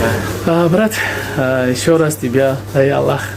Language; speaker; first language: Russian; non-native, learner; Tajik